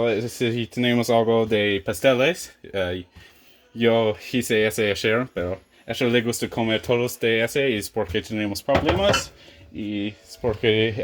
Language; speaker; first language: Spanish; non-native, learner; English